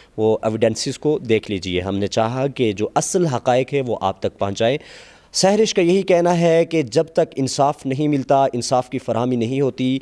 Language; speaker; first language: Urdu; non-native, local second language; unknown